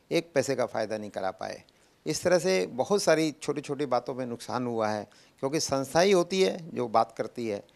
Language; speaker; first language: Hindi; native; Hindi